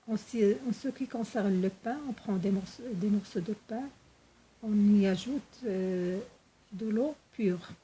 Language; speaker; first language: French; non-native, local second language; Arabic